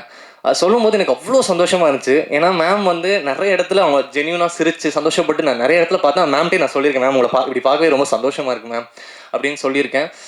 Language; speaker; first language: Tamil; native; Tamil